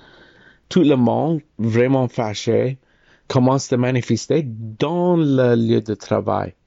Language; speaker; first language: French; non-native, learner; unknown